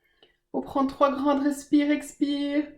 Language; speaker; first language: French; native; French